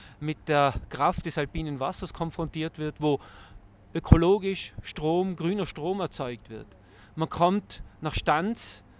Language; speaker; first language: German; native; German